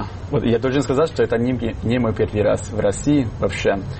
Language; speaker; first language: Russian; non-native, fluent; Italian